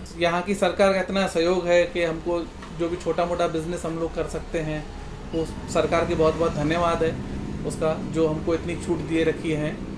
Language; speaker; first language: Urdu; non-native, local second language; Sindhi